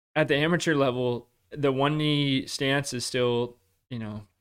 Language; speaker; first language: English; native; English